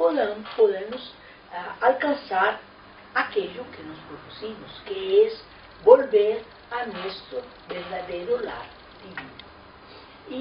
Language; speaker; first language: Spanish; non-native, fluent; Portuguese